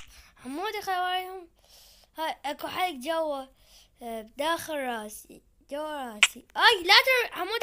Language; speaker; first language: Arabic; early bilingual, heritage; Arabic